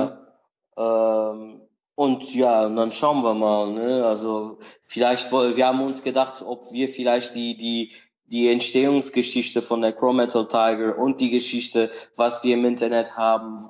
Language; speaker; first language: German; non-native, learner; Portuguese